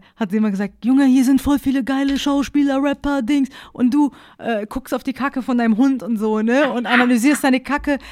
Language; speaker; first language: German; early bilingual, other home language; Persian